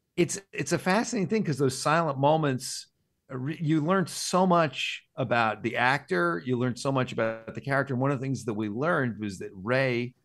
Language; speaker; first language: English; native; English